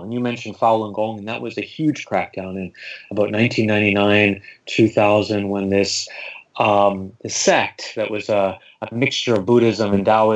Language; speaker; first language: English; native; English